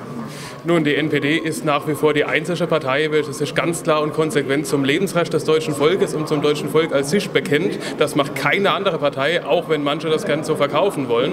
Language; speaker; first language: German; native; German